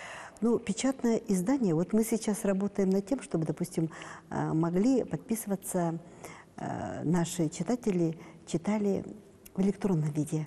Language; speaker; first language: Russian; non-native, local second language; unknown